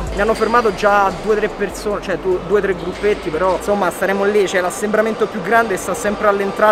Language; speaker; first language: Italian; native; Italian